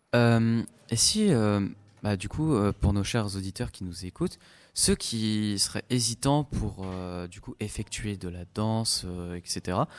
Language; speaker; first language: French; native; French